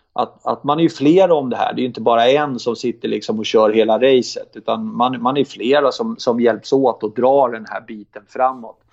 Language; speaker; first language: Swedish; native; Swedish